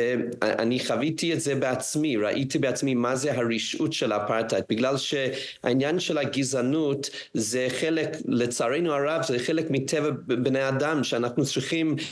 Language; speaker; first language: Hebrew; non-native, fluent; English